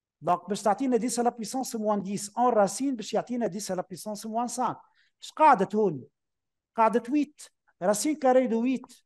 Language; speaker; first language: French; non-native, local second language; Arabic